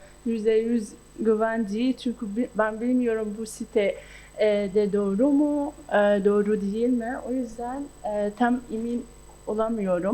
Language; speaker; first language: Turkish; non-native, local second language; Arabic